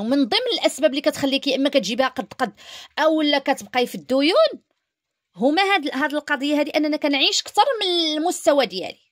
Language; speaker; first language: Arabic; native; Arabic